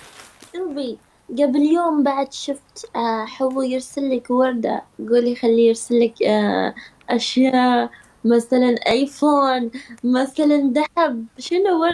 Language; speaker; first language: Arabic; non-native, learner; Turkish